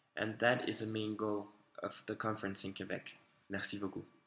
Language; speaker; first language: English; non-native, fluent; Spanish